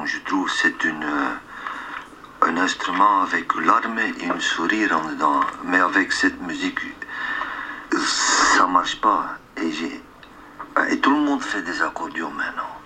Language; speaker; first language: French; non-native, local second language; Dutch